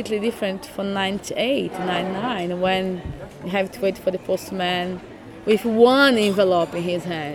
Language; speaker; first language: English; non-native, fluent; Portuguese